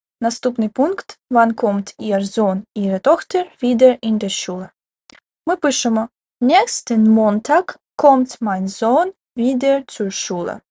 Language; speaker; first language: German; non-native, fluent; Ukrainian